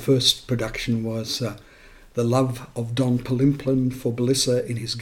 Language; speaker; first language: English; non-native, local second language; Estonian